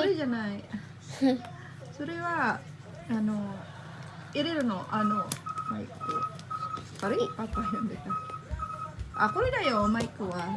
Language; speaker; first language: Japanese; non-native, fluent; Filipino